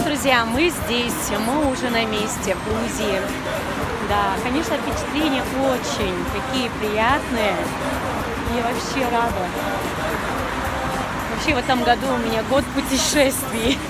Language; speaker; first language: Russian; non-native, local second language; Kumyk